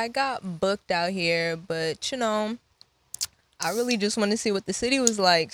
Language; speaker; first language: English; early bilingual, other home language; Japanese